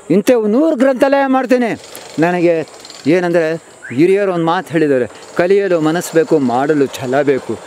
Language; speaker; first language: Kannada; non-native, local second language; Urdu